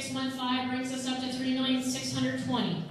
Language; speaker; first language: English; native; English